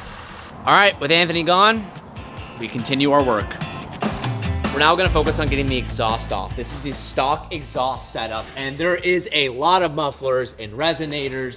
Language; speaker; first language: English; native; English